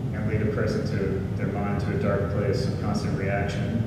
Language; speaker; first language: English; native; English